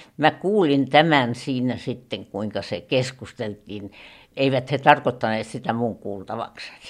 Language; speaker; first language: Finnish; native; Finnish